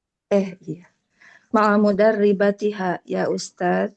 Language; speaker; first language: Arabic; non-native, learner; Indonesian